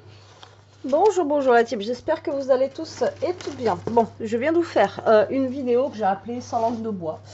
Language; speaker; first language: French; native; French